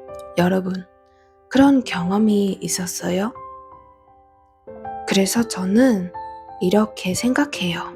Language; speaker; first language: Korean; non-native, fluent; Vietnamese